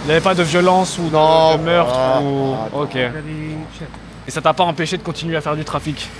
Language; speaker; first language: French; native; French